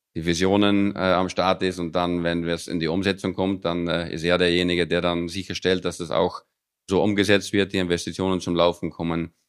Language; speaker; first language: German; early bilingual, other home language; Dutch